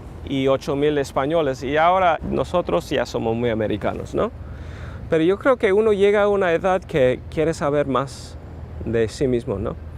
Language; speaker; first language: Spanish; early bilingual, heritage; English